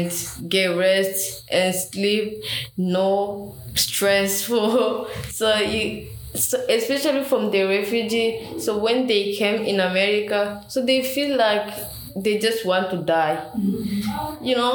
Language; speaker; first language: English; non-native, learner; Rundi